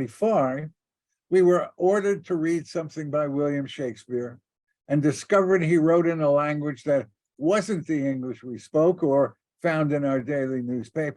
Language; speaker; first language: English; native; English